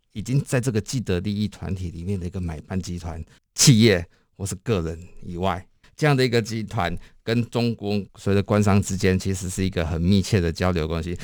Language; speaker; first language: Chinese; native; Chinese